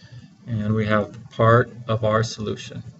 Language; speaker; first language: English; native; English